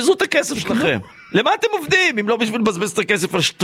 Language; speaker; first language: Hebrew; native; Hebrew